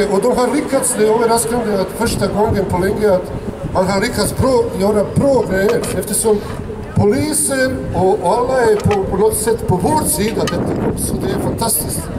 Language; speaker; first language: Swedish; non-native, fluent; Bosnian